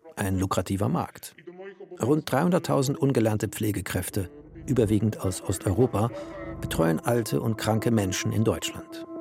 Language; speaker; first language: German; native; German